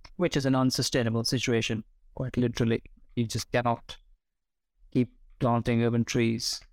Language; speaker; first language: English; non-native, local second language; Hindi